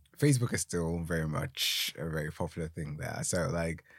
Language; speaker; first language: English; non-native, local second language; Akan